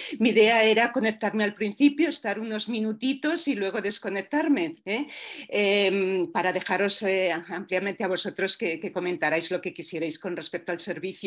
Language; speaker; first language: Spanish; native; Spanish